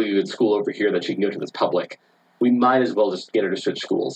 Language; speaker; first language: English; native; English